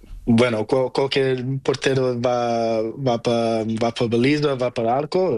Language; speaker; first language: Spanish; non-native, learner; Portuguese